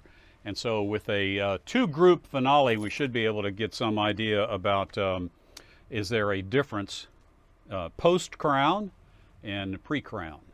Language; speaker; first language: English; native; English